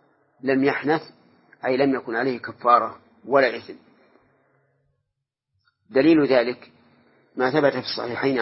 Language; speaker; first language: Arabic; native; Arabic